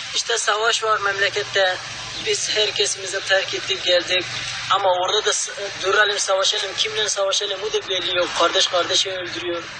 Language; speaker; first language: Turkish; non-native, learner; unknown